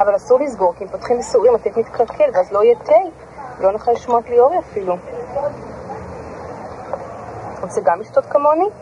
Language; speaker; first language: Hebrew; native; Hebrew